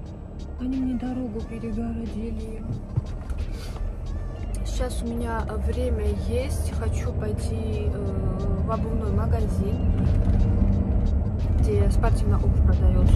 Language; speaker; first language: Russian; native; Russian